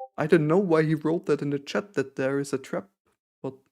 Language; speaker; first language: English; non-native, fluent; German